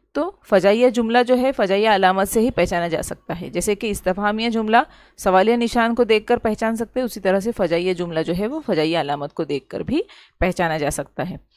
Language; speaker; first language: Urdu; native; Urdu